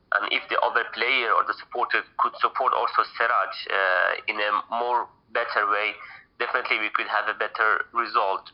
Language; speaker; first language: English; non-native, fluent; Persian